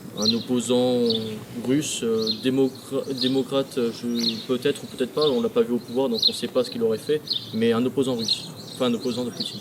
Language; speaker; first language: French; native; French